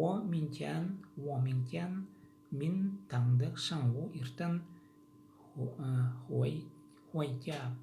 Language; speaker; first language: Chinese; non-native, learner; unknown